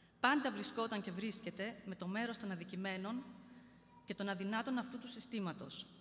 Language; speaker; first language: Greek; early bilingual, heritage; Greek